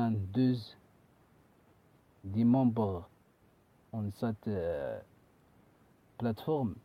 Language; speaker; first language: French; non-native, learner; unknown